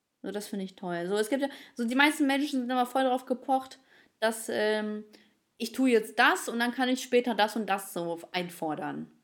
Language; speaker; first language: German; early bilingual, other home language; Ukrainian